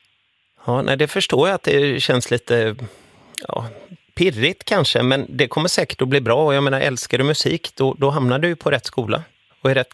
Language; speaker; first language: Swedish; native; Swedish